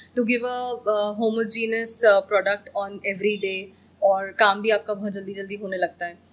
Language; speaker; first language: Hindi; native; Hindi